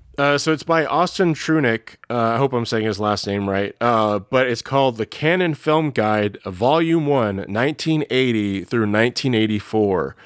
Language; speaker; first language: English; native; English